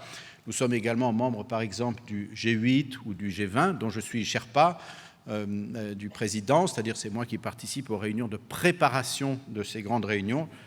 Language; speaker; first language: French; native; French